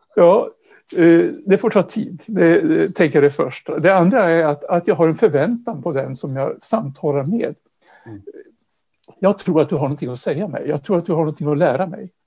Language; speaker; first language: Swedish; native; Swedish